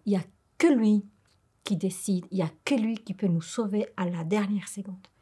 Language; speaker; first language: French; non-native, fluent; Spanish